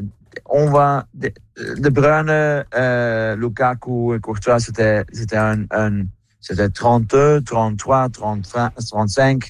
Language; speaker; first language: French; non-native, learner; Dutch